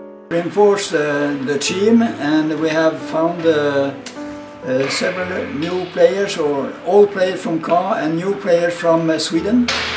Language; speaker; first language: English; non-native, learner; French